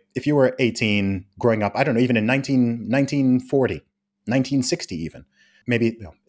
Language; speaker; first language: English; native; English